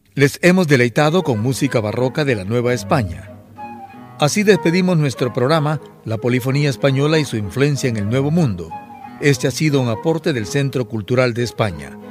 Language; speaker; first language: Spanish; native; Spanish